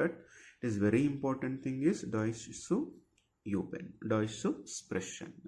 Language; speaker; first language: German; non-native, fluent; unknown